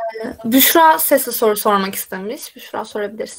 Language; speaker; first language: Turkish; native; Turkish